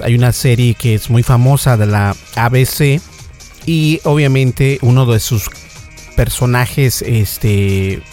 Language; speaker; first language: Spanish; native; Spanish